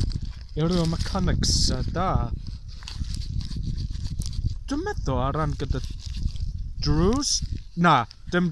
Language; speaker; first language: Welsh; non-native, learner; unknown